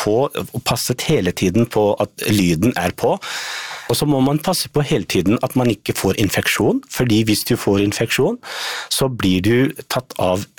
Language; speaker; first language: Norwegian; non-native, fluent; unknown